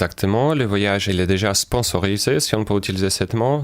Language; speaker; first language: French; non-native, fluent; Ukrainian